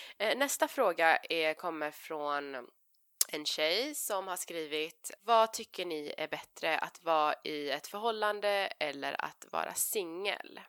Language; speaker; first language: Swedish; early bilingual, other home language; Persian